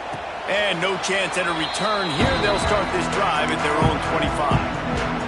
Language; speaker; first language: English; native; English